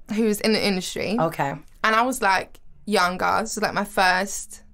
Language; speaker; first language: English; native; English